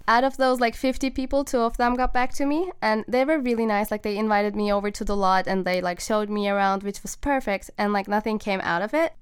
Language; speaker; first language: English; non-native, fluent; Turkish